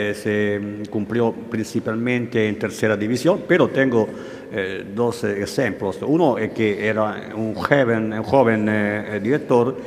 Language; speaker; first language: Spanish; non-native, learner; Italian